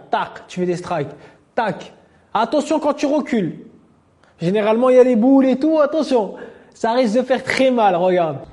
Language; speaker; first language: French; non-native, local second language; Arabic